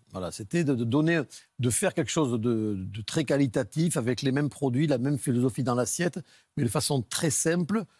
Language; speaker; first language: French; native; French